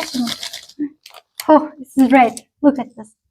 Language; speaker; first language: English; non-native, learner; Turkish